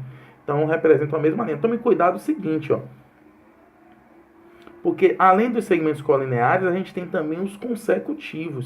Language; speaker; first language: Portuguese; native; Portuguese